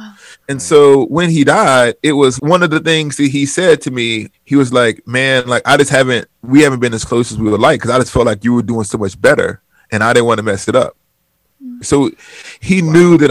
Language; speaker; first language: English; native; English